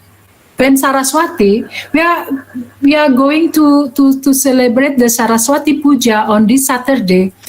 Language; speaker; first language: English; non-native, learner; Balinese